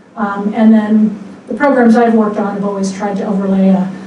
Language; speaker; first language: English; native; English